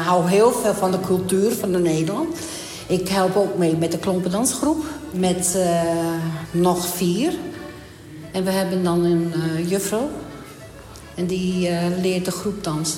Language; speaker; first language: Dutch; early bilingual, heritage; Dutch